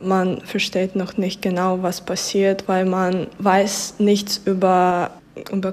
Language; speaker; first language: German; non-native, fluent; Ukrainian